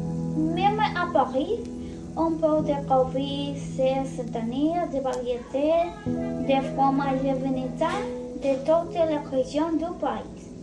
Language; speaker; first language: French; non-native, learner; Spanish